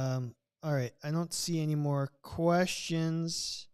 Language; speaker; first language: English; native; English